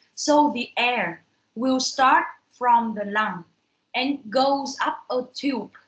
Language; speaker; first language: English; non-native, fluent; Vietnamese